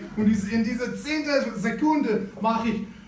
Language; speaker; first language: German; non-native, fluent; English